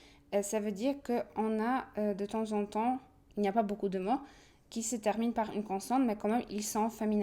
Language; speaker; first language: French; non-native, fluent; Polish